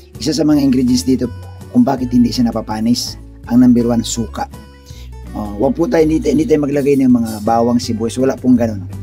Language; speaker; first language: Filipino; non-native, local second language; Cebuano